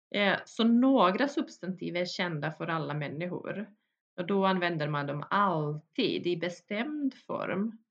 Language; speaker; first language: Swedish; early bilingual, other home language; Bosnian